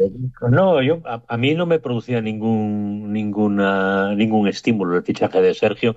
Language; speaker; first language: Spanish; native; Spanish